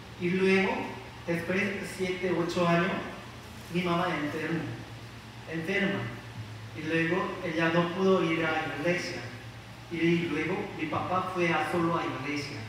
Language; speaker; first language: Spanish; non-native, learner; Korean